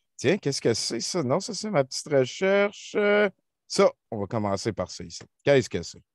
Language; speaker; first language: French; native; French